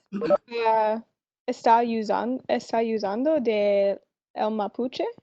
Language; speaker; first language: Spanish; non-native, learner; English